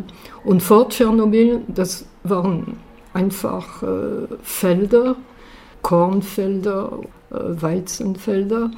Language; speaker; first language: German; non-native, fluent; French